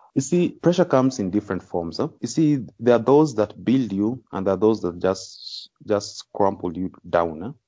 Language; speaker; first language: English; non-native, local second language; Luo (Kenya and Tanzania)